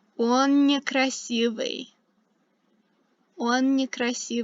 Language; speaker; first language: Russian; non-native, fluent; English